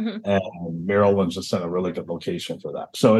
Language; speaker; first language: English; native; English